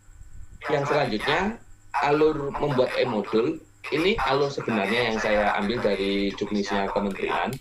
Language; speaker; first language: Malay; non-native, local second language; Javanese